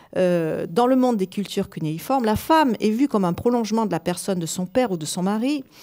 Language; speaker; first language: French; native; French